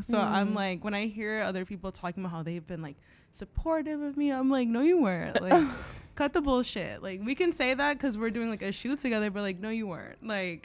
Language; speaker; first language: English; native; English